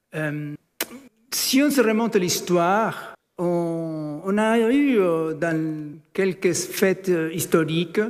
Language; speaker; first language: French; non-native, fluent; Spanish